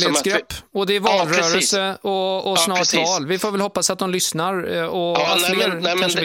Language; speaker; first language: Swedish; native; Swedish